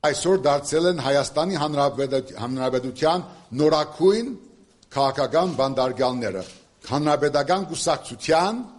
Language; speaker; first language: Armenian; early bilingual, heritage; Armenian